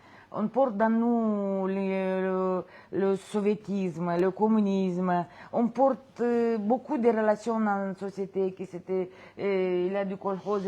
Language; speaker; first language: French; non-native, fluent; Romanian